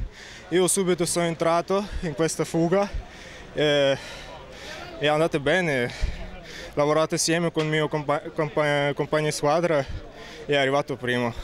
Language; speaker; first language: Italian; non-native, learner; Uzbek